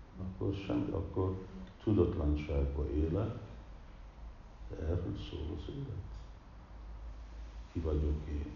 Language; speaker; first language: Hungarian; early bilingual, heritage; Hungarian